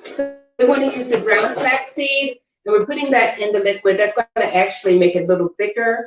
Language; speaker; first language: English; native; English